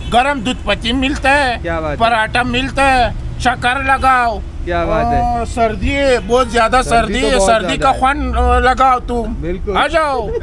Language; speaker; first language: Hindi; non-native, learner; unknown